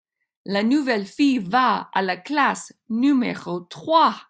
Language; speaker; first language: French; non-native, fluent; English